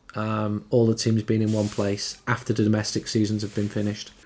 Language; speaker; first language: English; native; English